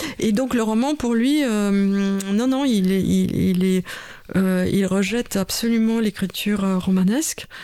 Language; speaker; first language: French; non-native, fluent; Russian